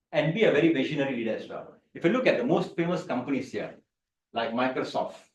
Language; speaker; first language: English; non-native, local second language; Tamil